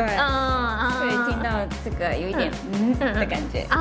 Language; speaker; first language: Chinese; non-native, fluent; Japanese